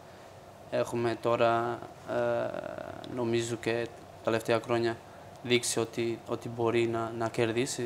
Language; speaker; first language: Greek; non-native, fluent; Portuguese